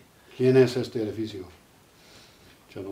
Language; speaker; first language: Spanish; non-native, learner; English